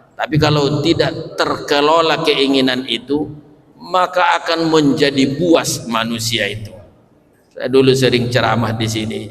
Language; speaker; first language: Malay; non-native, local second language; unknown